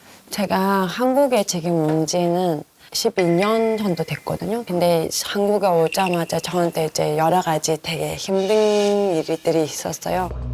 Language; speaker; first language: Korean; non-native, fluent; Mongolian